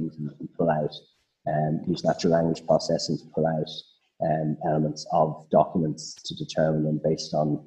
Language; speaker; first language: English; native; English